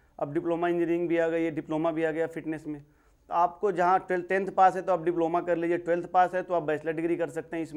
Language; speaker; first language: Hindi; native; Hindi